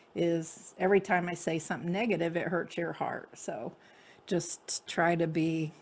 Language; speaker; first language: English; native; English